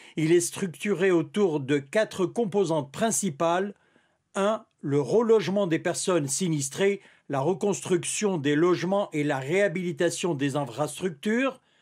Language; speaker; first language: French; non-native, local second language; Arabic